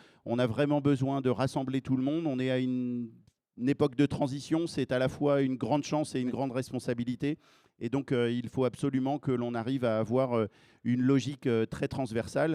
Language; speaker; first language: French; native; French